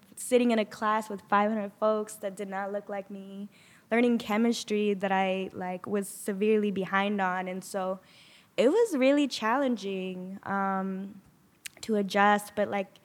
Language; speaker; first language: English; native; English